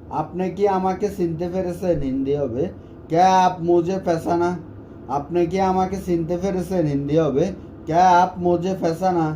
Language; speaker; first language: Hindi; non-native, learner; Bangla